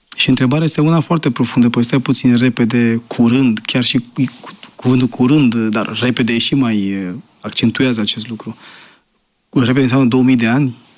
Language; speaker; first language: Romanian; native; Romanian